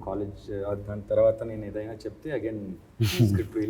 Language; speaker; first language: Telugu; non-native, learner; Tamil